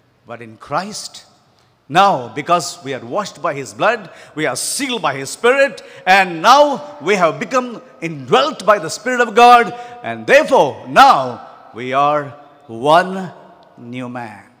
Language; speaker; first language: English; non-native, local second language; Telugu